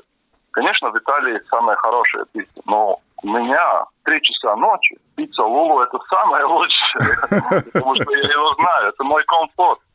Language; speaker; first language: Russian; non-native, local second language; Latvian